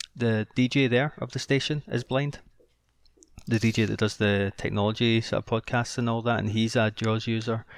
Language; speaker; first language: English; native; English